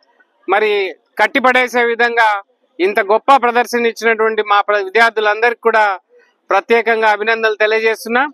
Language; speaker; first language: Telugu; native; Telugu